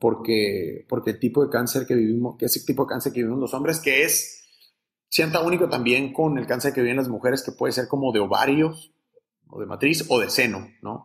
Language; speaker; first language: Spanish; native; Spanish